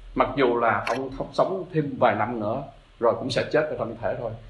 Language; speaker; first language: Vietnamese; native; Vietnamese